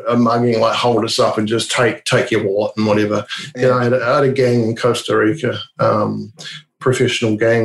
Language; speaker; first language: English; native; English